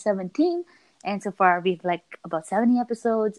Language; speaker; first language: English; non-native, local second language; Hindi